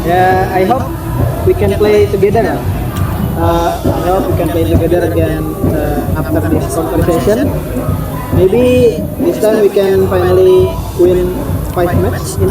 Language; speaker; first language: English; non-native, learner; Indonesian